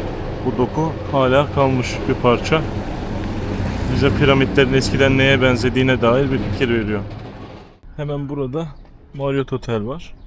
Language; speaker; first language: Turkish; native; Turkish